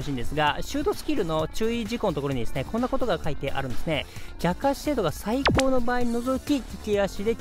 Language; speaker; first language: Japanese; native; Japanese